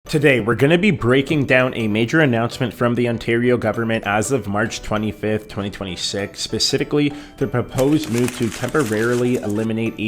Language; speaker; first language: English; native; English